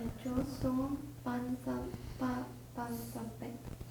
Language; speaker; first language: Spanish; non-native, learner; Korean